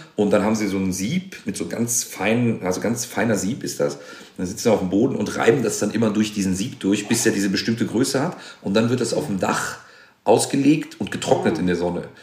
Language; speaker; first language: German; native; German